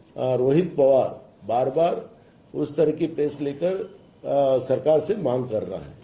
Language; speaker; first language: Hindi; non-native, local second language; Marathi